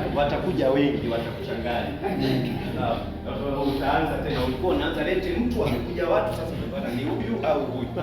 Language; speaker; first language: Swahili; native; Swahili